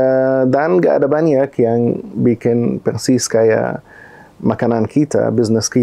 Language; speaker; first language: Indonesian; non-native, fluent; Arabic